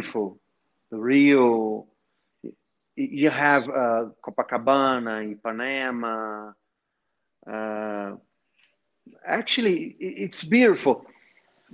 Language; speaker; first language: English; non-native, fluent; Portuguese